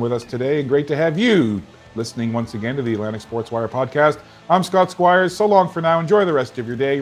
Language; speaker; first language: English; native; English